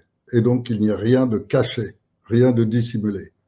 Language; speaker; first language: French; native; French